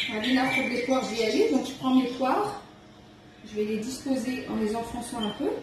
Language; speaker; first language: French; non-native, local second language; Arabic